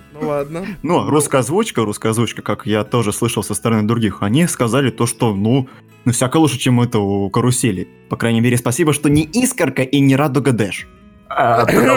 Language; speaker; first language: Russian; native; Russian